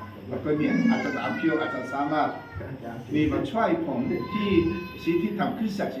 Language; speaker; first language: Thai; non-native, learner; Korean